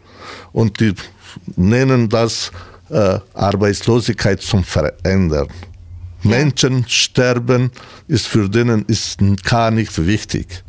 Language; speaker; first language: German; non-native, learner; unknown